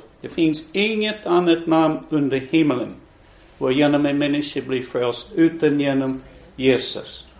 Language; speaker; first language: Swedish; non-native, fluent; English